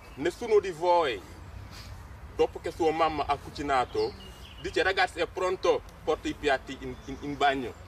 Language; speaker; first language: Italian; non-native, fluent; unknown